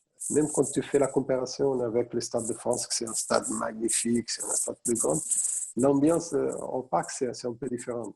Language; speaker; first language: French; non-native, fluent; Portuguese